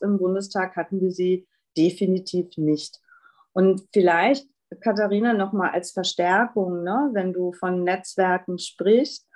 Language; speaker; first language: German; native; German